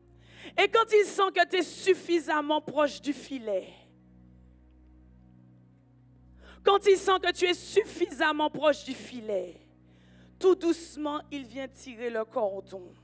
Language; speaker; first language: French; native; French